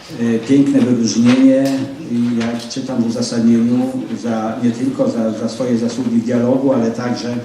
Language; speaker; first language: Polish; native; Polish